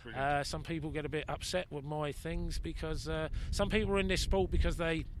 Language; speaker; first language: English; native; English